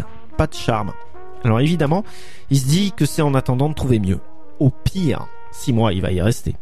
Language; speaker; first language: French; native; French